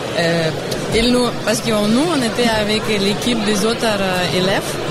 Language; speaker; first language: French; non-native, learner; Russian